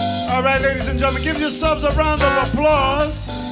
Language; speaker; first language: English; native; English